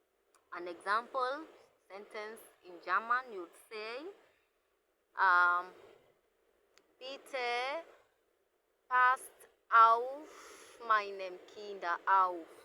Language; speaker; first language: German; non-native, learner; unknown